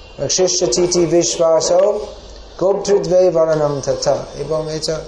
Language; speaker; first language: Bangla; non-native, fluent; English